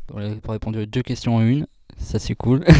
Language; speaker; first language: French; native; French